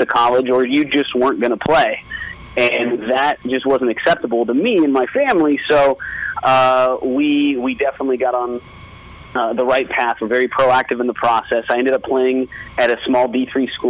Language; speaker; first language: English; native; English